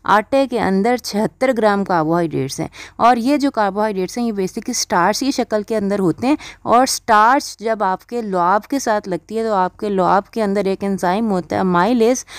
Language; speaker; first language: Urdu; native; Urdu